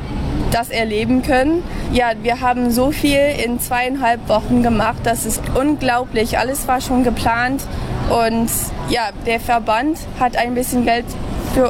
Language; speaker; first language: German; early bilingual, heritage; German